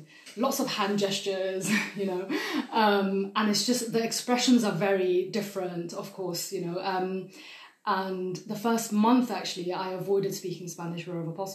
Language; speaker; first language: English; non-native, fluent; German